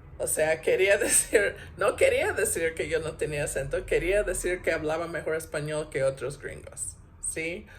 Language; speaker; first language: Spanish; non-native, fluent; English